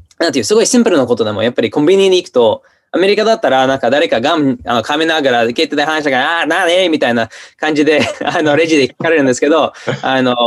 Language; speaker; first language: Japanese; non-native, fluent; English